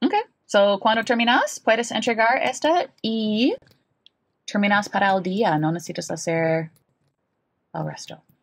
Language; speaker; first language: Spanish; non-native, fluent; English